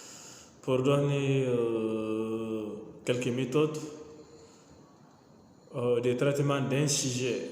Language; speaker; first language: French; non-native, local second language; Mandingo